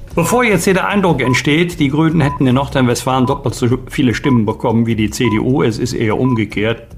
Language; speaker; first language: German; native; German